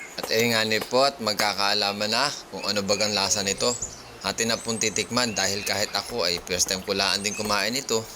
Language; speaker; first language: Filipino; native; Filipino